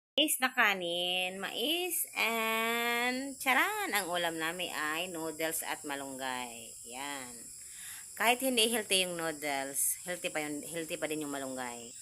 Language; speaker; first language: Filipino; non-native, local second language; Cebuano